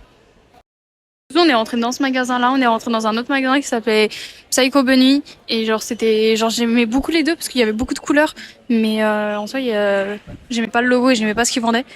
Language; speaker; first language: French; native; French